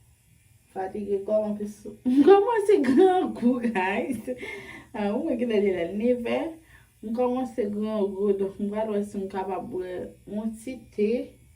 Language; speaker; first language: French; non-native, learner; Haitian Creole